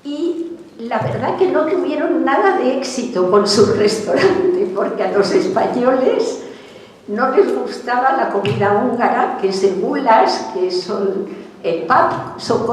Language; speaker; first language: Spanish; early bilingual, other home language; Hungarian